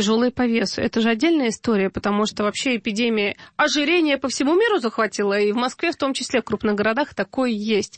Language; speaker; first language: Russian; native; Russian